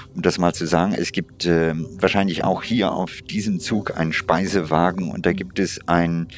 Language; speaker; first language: German; non-native, fluent; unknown